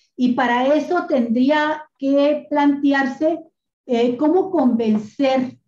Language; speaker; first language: Spanish; native; Spanish